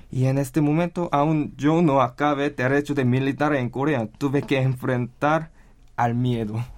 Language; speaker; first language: Spanish; non-native, learner; Korean